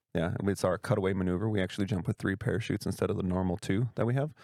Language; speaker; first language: English; native; English